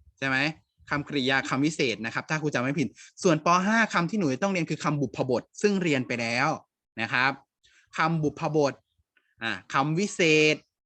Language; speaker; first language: Thai; native; Thai